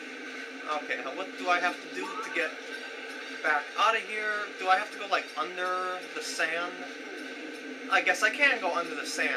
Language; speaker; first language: English; native; English